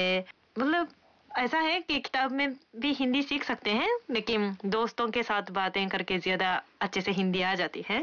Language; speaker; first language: Hindi; non-native, fluent; Japanese